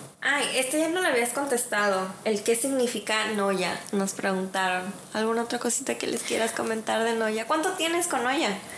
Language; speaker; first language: Spanish; early bilingual, heritage; Spanish